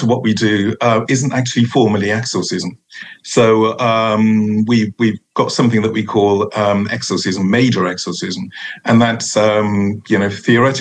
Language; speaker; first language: English; native; English